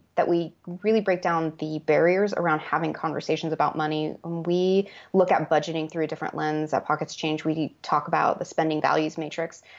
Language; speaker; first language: English; native; English